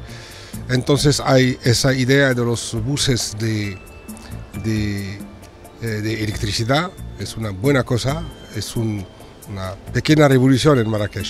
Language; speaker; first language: Spanish; non-native, fluent; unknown